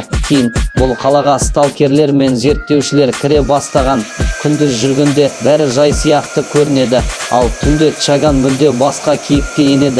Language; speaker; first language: Kazakh; native; Kazakh